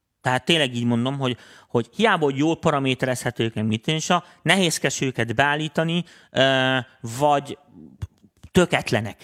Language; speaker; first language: Hungarian; native; Hungarian